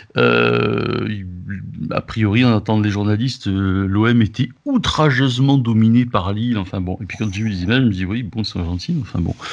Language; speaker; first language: French; native; French